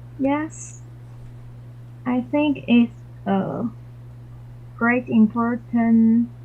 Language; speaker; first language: English; non-native, learner; Chinese